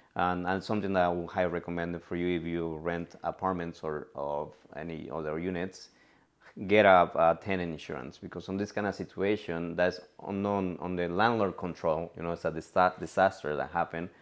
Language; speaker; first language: English; non-native, fluent; Spanish